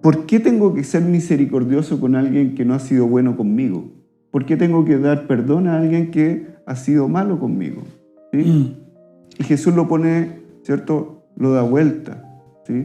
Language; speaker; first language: Spanish; native; Spanish